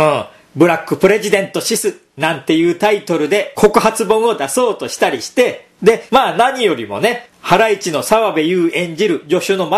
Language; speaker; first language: Japanese; native; Japanese